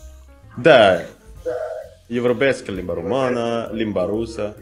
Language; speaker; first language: Romanian; non-native, learner; Indonesian